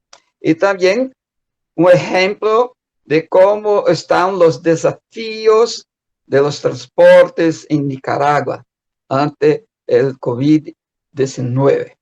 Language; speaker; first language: Spanish; non-native, fluent; Portuguese